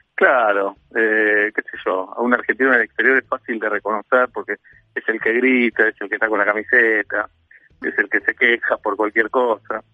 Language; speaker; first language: Spanish; native; Spanish